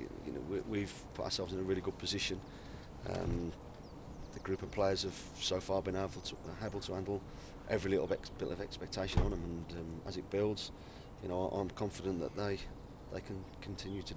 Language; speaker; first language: English; native; English